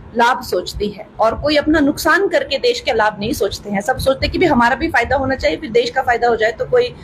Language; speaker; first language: Hindi; native; Hindi